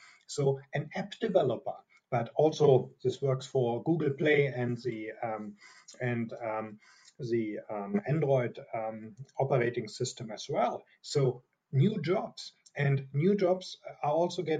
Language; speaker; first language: English; non-native, fluent; German